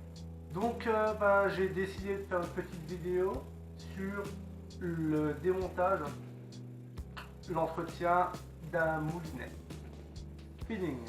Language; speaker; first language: French; native; French